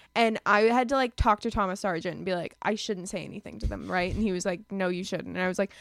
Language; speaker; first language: English; native; English